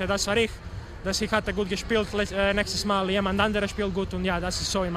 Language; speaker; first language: German; non-native, learner; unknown